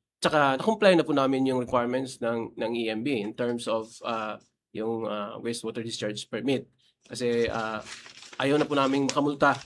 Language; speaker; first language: Filipino; non-native, local second language; Cebuano